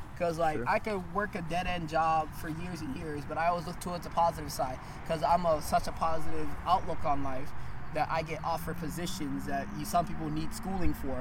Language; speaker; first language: English; early bilingual, other home language; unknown